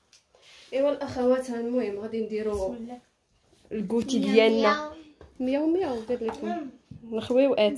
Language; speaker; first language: Arabic; native; Arabic